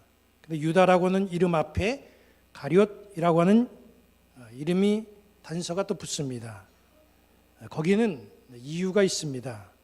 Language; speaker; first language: Korean; native; Korean